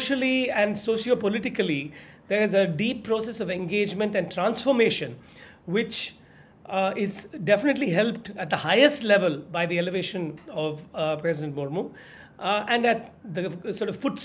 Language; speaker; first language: English; non-native, local second language; Tamil